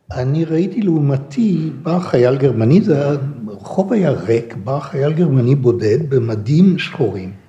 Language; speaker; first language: Hebrew; early bilingual, other home language; French